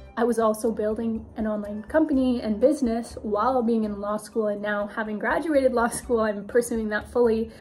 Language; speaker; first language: English; native; English